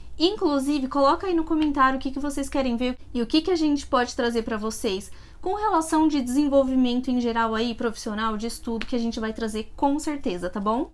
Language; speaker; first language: Portuguese; native; Portuguese